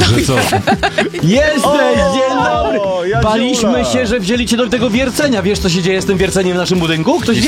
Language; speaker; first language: Polish; native; Polish